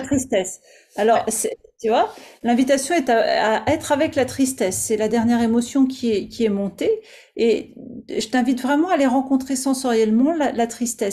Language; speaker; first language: French; native; French